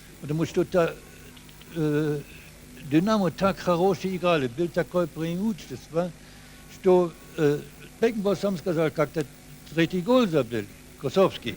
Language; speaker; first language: Russian; non-native, learner; German